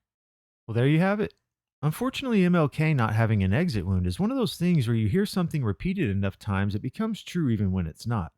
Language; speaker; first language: English; native; English